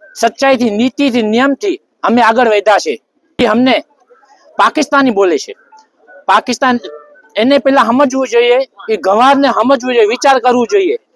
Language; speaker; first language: Gujarati; non-native, local second language; Sindhi